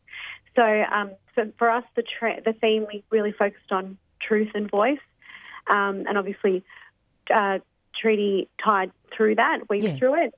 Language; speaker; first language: English; native; English